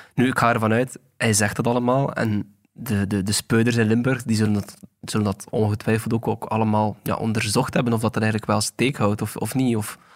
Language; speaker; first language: Dutch; native; Dutch